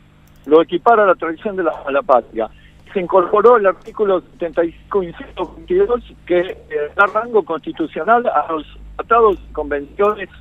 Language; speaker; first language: Spanish; native; Spanish